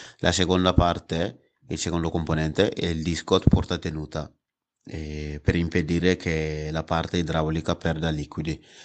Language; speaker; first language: Italian; non-native, fluent; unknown